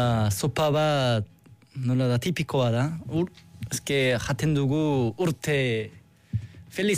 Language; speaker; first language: Basque; non-native, learner; Korean